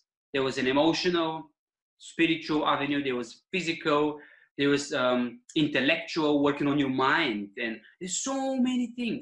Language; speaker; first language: English; non-native, fluent; Bulgarian